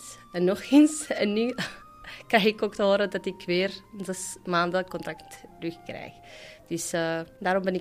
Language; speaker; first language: Dutch; non-native, fluent; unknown